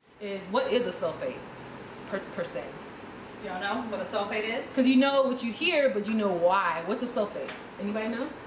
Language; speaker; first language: English; native; English